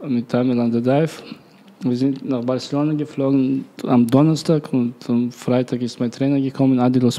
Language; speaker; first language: German; non-native, learner; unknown